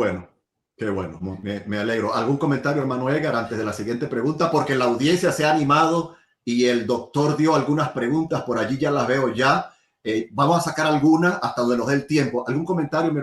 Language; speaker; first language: Spanish; native; Spanish